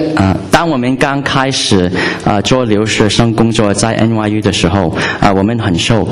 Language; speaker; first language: Chinese; non-native, learner; English